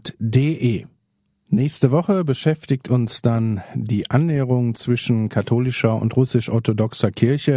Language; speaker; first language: German; native; German